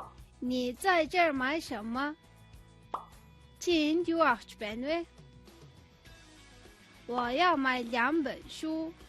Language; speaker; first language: Chinese; non-native, fluent; Mongolian